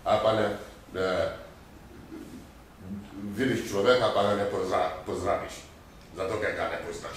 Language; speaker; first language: Slovenian; non-native, fluent; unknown